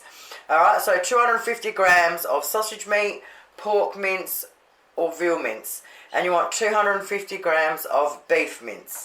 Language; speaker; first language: English; native; English